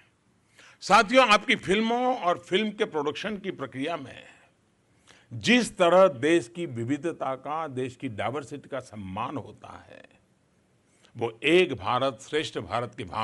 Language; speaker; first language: Hindi; non-native, local second language; Gujarati